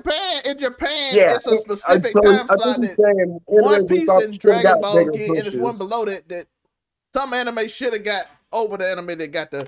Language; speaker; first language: English; native; English